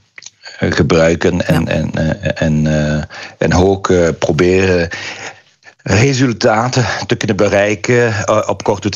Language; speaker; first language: Dutch; non-native, local second language; French